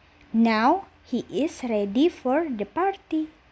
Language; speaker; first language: English; non-native, fluent; Indonesian